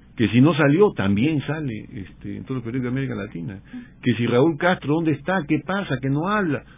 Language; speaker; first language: Spanish; native; Spanish